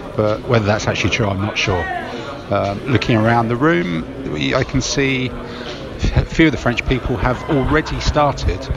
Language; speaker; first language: English; native; English